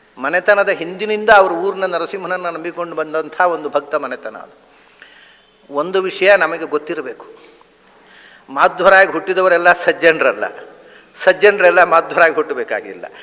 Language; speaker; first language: Kannada; native; Kannada